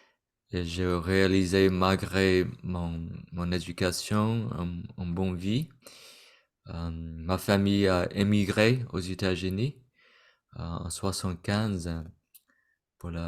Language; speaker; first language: French; non-native, fluent; Vietnamese